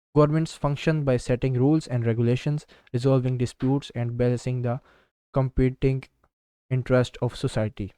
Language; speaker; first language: English; non-native, local second language; Urdu